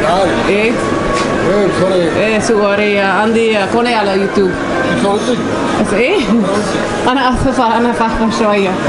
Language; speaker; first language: Arabic; non-native, learner; English